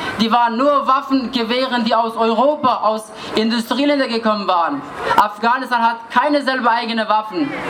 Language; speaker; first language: German; non-native, fluent; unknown